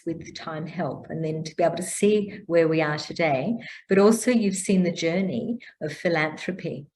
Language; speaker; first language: English; native; English